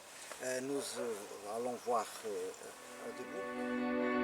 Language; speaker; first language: French; non-native, learner; Portuguese